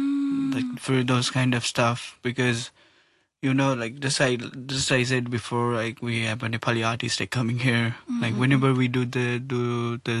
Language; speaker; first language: English; non-native, local second language; Nepali